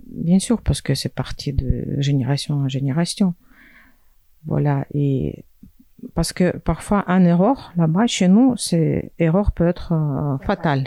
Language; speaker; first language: French; non-native, fluent; Russian